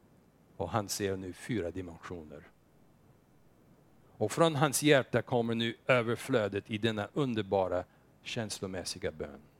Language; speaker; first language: Swedish; non-native, fluent; English